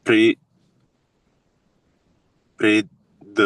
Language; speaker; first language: French; non-native, learner; Hindi